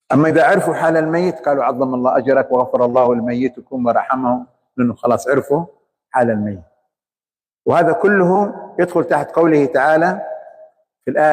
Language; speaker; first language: Arabic; native; Arabic